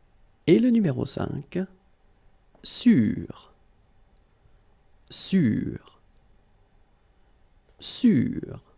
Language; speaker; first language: French; native; French